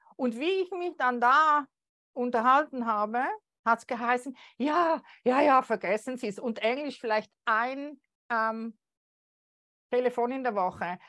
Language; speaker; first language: German; native; German